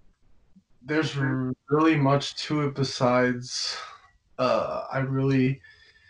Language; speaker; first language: English; native; English